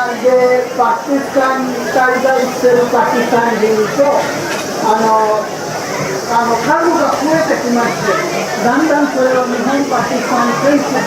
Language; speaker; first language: Japanese; non-native, fluent; Urdu